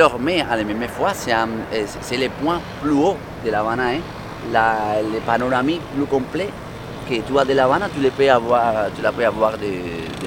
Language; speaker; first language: French; non-native, fluent; Spanish